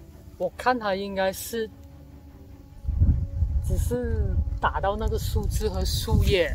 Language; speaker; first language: Chinese; native; Chinese